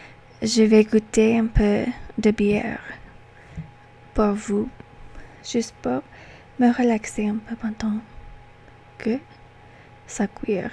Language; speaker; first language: French; non-native, learner; English